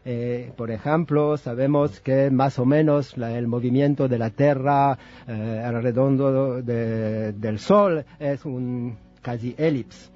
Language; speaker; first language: Spanish; non-native, fluent; French